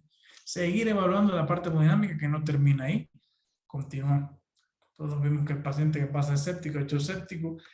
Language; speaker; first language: Spanish; native; Spanish